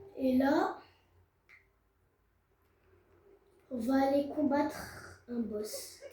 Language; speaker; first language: French; native; French